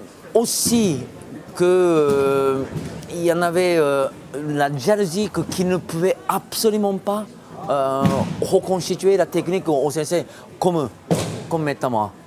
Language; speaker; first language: French; non-native, fluent; Japanese